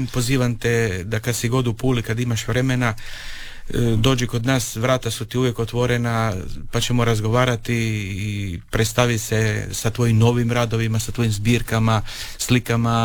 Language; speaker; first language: Serbian; native; Serbian